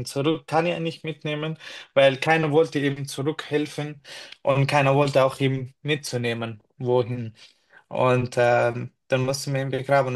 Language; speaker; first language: German; non-native, fluent; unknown